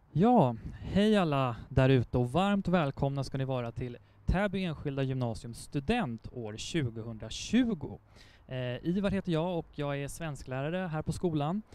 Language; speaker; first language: Swedish; native; Swedish